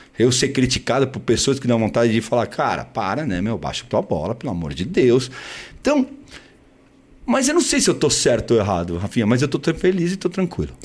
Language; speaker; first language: Portuguese; early bilingual, other home language; Spanish